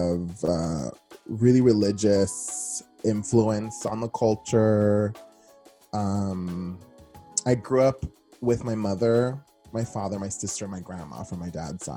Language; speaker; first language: English; early bilingual, other home language; Spanish